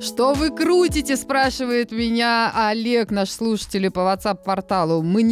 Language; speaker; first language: Russian; native; Russian